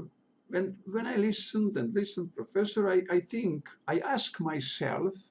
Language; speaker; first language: English; non-native, learner; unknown